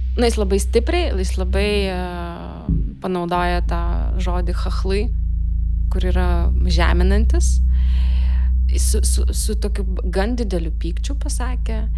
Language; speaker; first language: Lithuanian; non-native, local second language; Russian